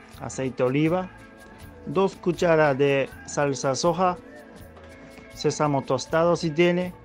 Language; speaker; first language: Spanish; non-native, learner; Japanese